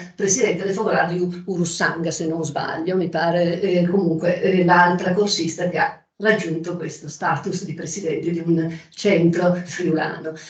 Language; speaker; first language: Italian; native; Italian